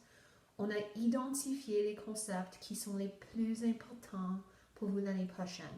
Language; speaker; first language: French; non-native, local second language; English